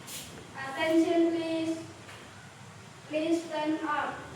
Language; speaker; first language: English; non-native, learner; Indonesian